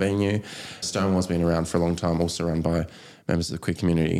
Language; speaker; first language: English; native; English